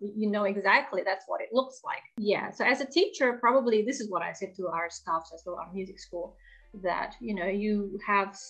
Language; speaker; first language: English; early bilingual, other home language; Indonesian